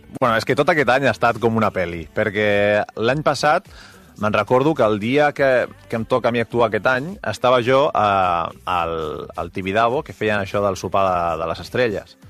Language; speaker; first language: Catalan; non-native, local second language; Spanish